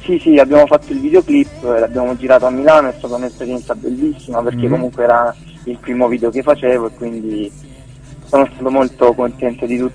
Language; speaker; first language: Italian; native; Italian